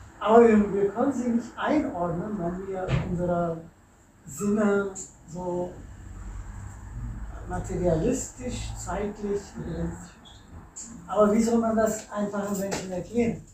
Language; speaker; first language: German; non-native, fluent; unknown